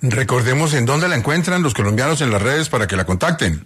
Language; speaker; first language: Spanish; native; Spanish